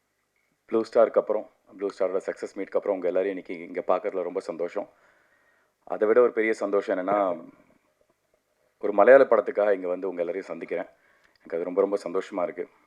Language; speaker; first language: Tamil; native; Tamil